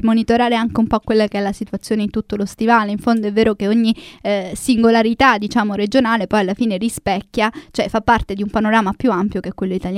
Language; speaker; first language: Italian; native; Italian